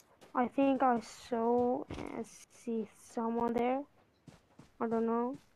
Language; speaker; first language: English; non-native, learner; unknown